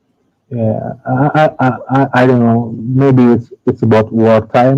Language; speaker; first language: English; non-native, learner; Indonesian